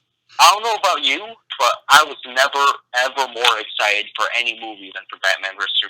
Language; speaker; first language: English; native; English